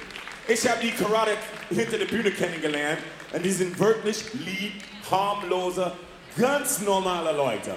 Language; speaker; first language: German; non-native, fluent; English